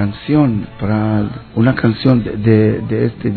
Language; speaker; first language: Spanish; non-native, learner; Hebrew